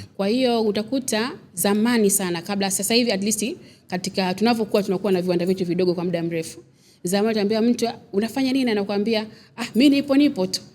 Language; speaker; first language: Swahili; native; Swahili